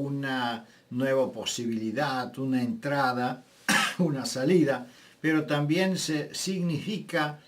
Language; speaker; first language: Spanish; non-native, fluent; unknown